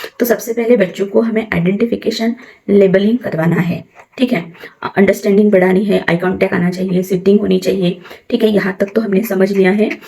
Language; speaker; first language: Hindi; non-native, local second language; Marathi